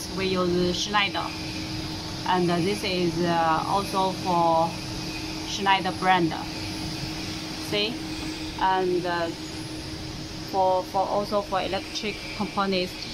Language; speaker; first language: English; non-native, learner; Chinese